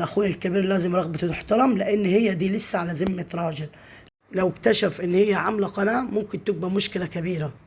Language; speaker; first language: Arabic; native; Arabic